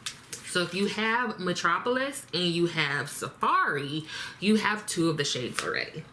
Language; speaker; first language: English; native; English